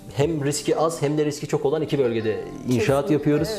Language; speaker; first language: Turkish; native; Turkish